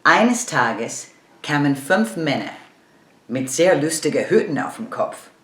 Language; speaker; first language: German; non-native, learner; English